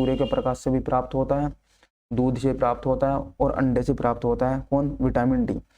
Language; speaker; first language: Hindi; native; Hindi